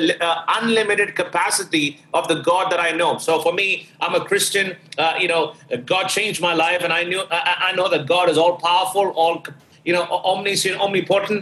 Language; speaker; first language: English; non-native, local second language; Malayalam